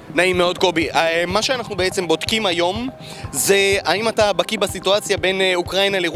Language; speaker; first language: Hebrew; native; Hebrew